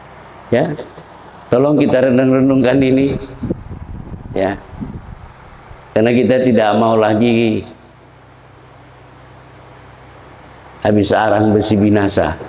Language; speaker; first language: Indonesian; native; Indonesian